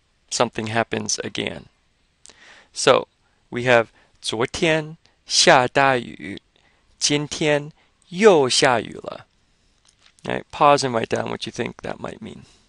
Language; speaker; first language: English; native; English